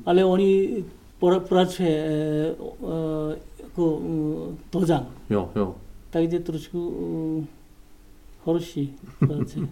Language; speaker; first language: Czech; non-native, learner; Korean